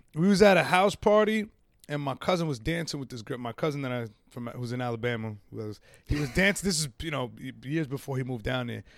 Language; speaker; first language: English; native; English